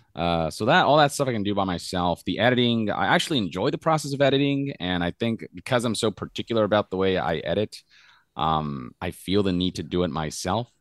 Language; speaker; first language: English; non-native, fluent; Spanish